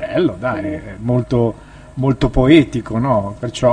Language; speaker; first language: Italian; native; Italian